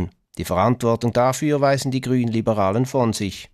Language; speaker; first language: German; native; German